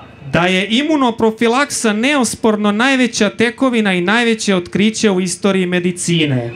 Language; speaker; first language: Serbian; native; Serbian